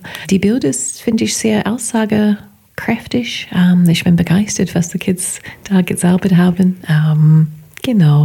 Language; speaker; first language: German; non-native, fluent; English